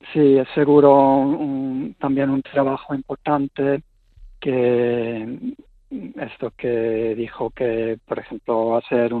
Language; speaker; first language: Spanish; non-native, fluent; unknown